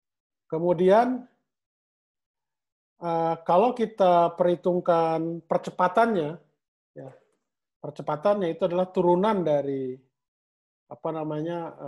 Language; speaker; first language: Indonesian; native; Indonesian